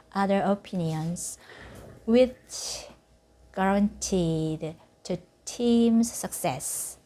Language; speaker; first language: English; non-native, fluent; Korean